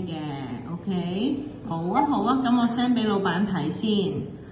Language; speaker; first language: Chinese; native; Chinese